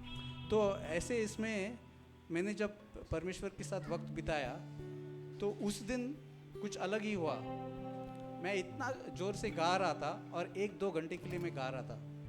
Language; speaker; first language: Hindi; non-native, local second language; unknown